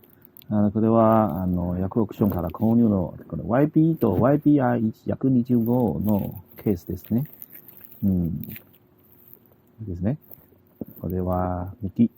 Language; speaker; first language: Japanese; non-native, learner; Chinese